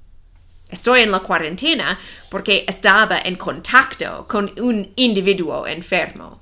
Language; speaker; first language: Spanish; non-native, fluent; English